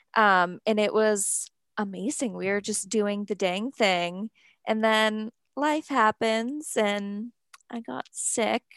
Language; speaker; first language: English; native; English